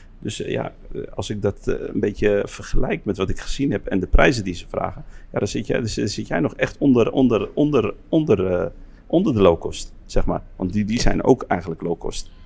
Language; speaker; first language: Dutch; early bilingual, other home language; Arabic